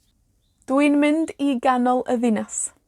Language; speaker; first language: Welsh; non-native, fluent; Spanish